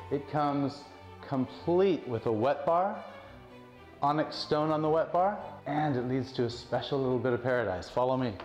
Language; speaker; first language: English; native; English